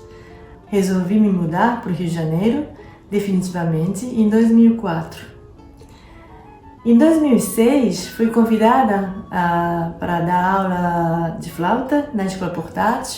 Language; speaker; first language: Portuguese; non-native, fluent; Japanese